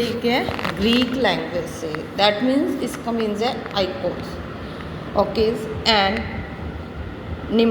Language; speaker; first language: Hindi; native; Hindi